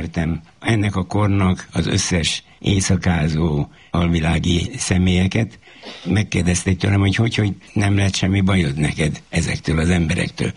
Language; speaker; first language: Hungarian; native; Hungarian